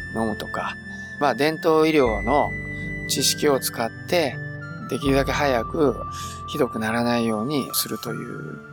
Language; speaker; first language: Japanese; native; Japanese